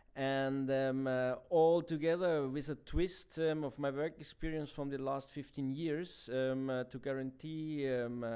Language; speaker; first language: English; non-native, fluent; German